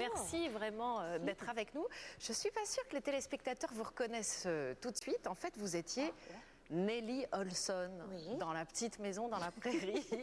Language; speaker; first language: French; native; French